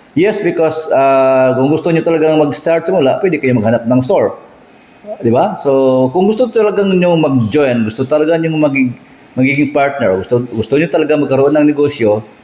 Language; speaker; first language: Filipino; non-native, local second language; Cebuano